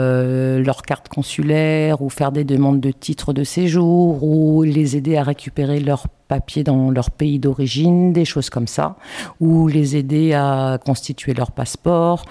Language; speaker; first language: French; native; French